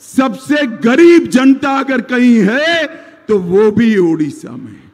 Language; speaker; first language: Hindi; non-native, local second language; Gujarati